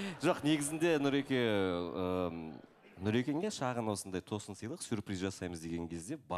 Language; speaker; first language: Kazakh; native; Kazakh